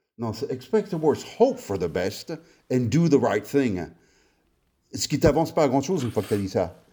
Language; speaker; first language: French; early bilingual, other home language; Italian